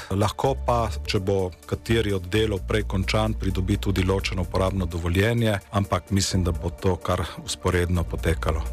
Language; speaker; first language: Slovenian; native; Slovenian